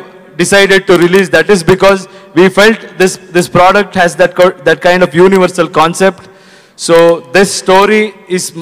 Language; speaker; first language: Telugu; non-native, learner; Kannada